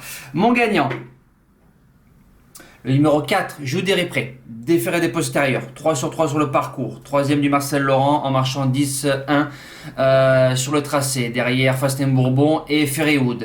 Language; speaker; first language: French; native; French